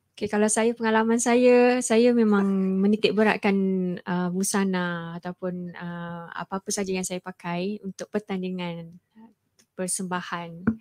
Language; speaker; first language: Malay; native; Malay